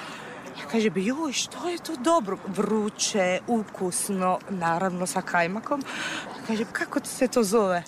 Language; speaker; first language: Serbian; non-native, fluent; Italian